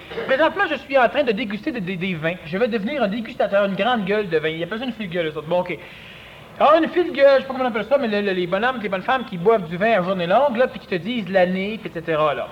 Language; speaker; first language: French; native; French